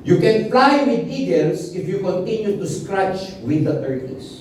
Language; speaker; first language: English; non-native, local second language; Filipino